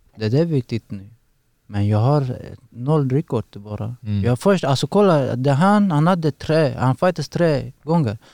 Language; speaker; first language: Swedish; non-native, learner; Persian